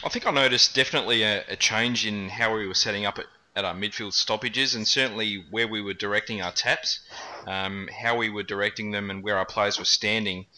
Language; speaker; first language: English; native; English